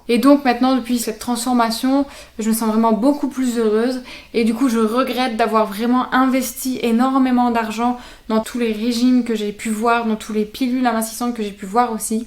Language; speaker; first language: French; native; French